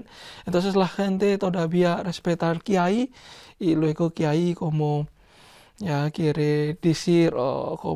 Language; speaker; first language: Spanish; non-native, learner; Indonesian